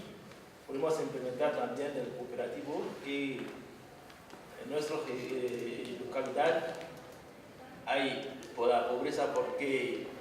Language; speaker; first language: Spanish; non-native, fluent; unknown